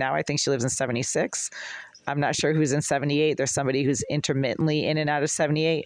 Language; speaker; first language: English; native; English